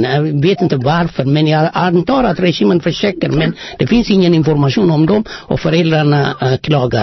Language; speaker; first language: Swedish; non-native, fluent; Amharic